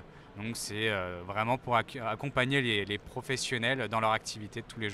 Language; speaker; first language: French; native; French